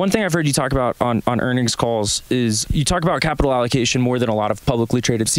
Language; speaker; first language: English; native; English